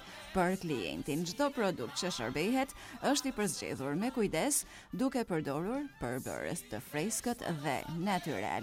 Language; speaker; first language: Albanian; native; Albanian